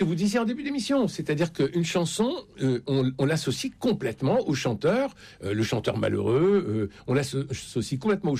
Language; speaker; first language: French; native; French